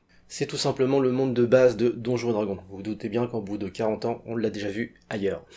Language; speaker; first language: French; native; French